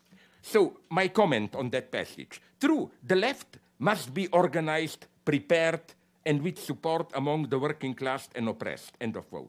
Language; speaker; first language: English; non-native, fluent; Slovenian